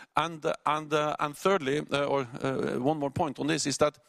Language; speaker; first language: English; non-native, fluent; Norwegian